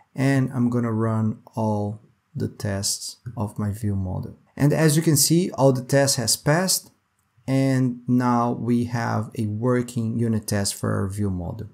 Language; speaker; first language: English; non-native, fluent; Portuguese